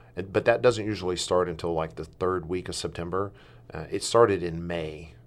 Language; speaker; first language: English; native; English